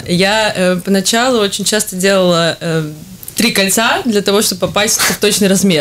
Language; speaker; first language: Russian; native; Russian